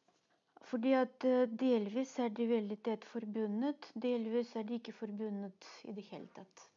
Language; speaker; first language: Norwegian; non-native, fluent; Russian